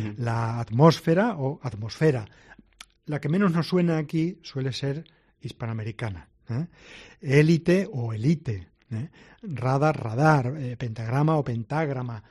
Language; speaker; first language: Spanish; native; Spanish